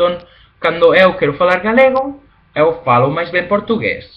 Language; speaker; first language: Galician; non-native, learner; Spanish